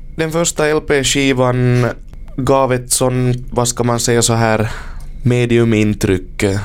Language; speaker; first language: Swedish; native; Swedish